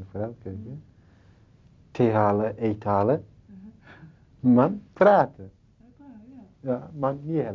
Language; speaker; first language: Dutch; non-native, learner; Turkish